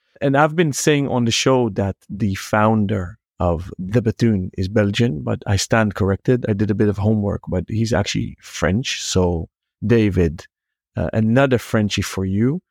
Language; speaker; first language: English; non-native, fluent; Hebrew